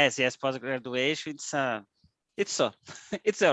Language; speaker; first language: English; non-native, learner; Portuguese